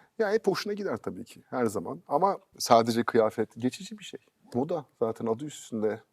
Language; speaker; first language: Turkish; early bilingual, heritage; Turkish